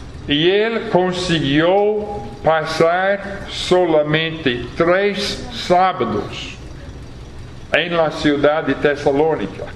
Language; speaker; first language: Portuguese; non-native, fluent; English